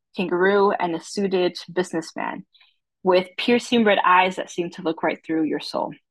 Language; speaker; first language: English; early bilingual, other home language; Spanish